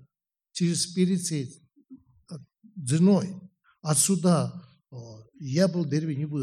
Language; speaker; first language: Russian; non-native, learner; Tibetan